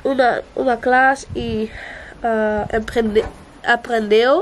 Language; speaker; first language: Portuguese; non-native, learner; Dutch